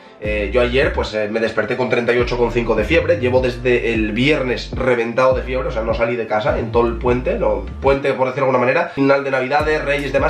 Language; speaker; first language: Spanish; native; Spanish